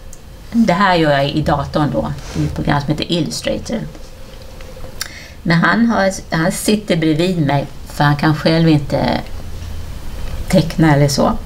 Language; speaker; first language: Swedish; native; Swedish